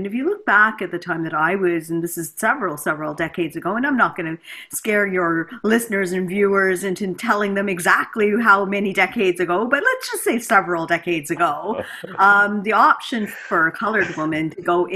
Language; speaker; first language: English; native; English